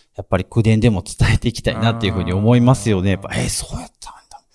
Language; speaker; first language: Japanese; native; Japanese